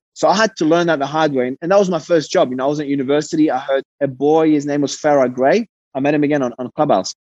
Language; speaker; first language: English; early bilingual, other home language; Arabic